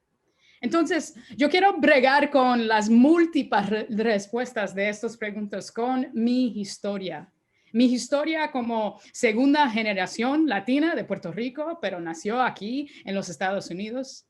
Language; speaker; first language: Spanish; early bilingual, heritage; Spanish